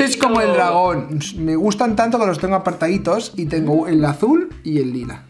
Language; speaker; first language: Spanish; native; Spanish